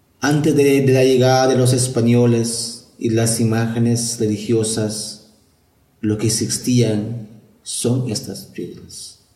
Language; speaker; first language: Spanish; non-native, local second language; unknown